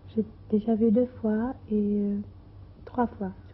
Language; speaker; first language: French; non-native, fluent; Greek